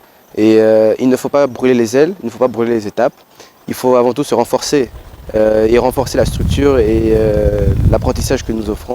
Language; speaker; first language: French; non-native, local second language; Lingala